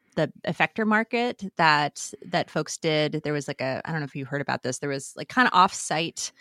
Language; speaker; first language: English; native; English